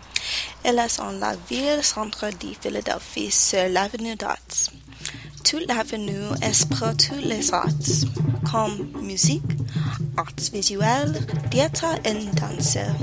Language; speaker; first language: French; non-native, learner; English